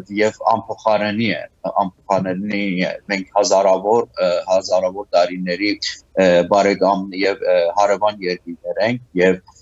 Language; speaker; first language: Armenian; early bilingual, heritage; Armenian